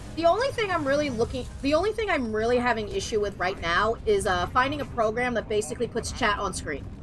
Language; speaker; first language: English; native; English